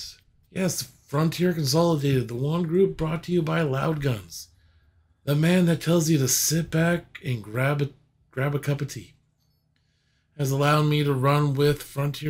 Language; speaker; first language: English; native; English